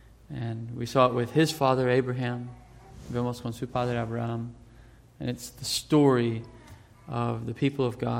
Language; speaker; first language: English; native; English